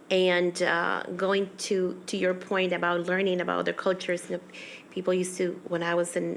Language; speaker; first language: English; early bilingual, other home language; Spanish